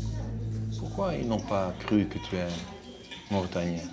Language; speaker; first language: French; non-native, learner; Dutch